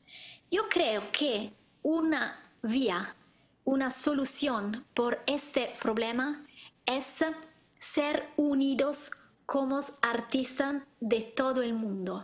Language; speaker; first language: Spanish; non-native, learner; Italian